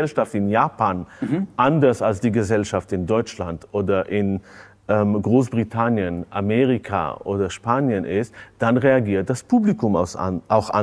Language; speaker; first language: German; non-native, fluent; Hebrew